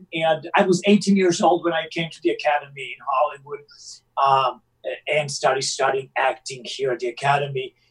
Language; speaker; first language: English; non-native, fluent; Italian